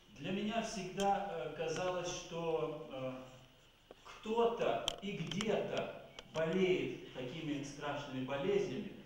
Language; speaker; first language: Russian; native; Russian